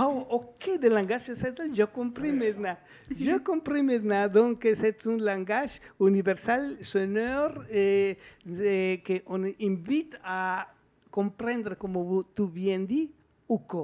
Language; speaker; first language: French; non-native, fluent; Spanish